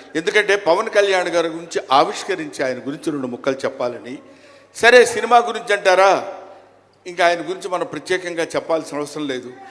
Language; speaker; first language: Telugu; native; Telugu